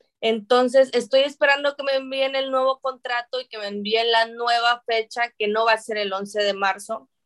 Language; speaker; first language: Spanish; native; Spanish